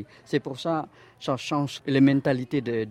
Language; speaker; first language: French; non-native, fluent; Indonesian